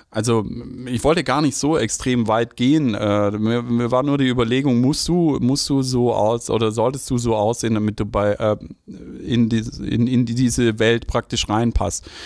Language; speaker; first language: German; native; German